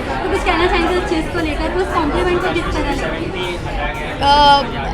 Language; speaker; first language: Hindi; native; Hindi